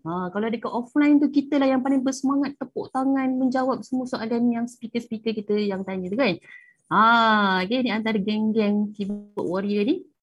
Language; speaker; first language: Malay; native; Malay